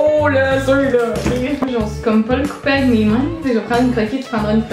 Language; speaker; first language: French; native; French